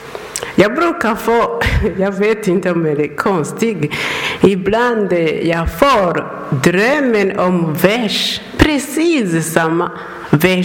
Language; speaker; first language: Swedish; non-native, learner; Persian